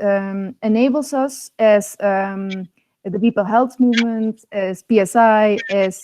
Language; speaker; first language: English; non-native, fluent; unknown